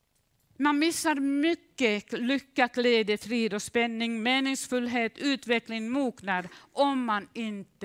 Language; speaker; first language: Swedish; non-native, fluent; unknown